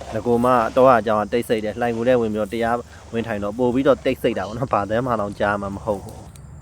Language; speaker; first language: Burmese; non-native, local second language; Shan